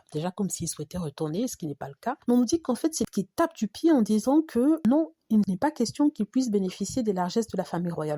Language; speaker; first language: French; native; French